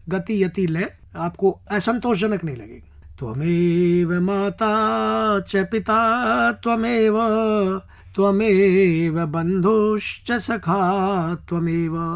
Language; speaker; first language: Hindi; native; Hindi